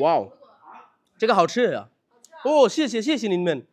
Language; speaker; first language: Chinese; non-native, fluent; Bangla